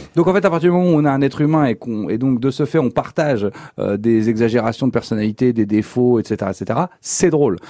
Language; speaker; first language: French; native; French